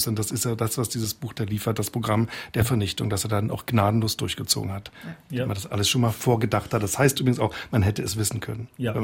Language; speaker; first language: German; native; German